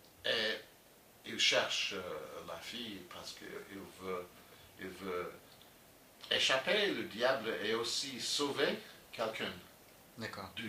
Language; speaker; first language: French; non-native, learner; English